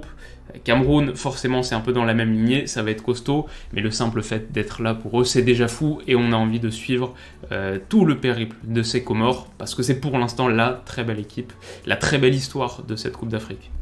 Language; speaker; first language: French; native; French